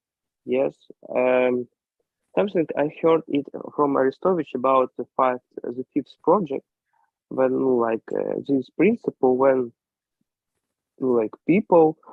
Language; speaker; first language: English; non-native, learner; Ukrainian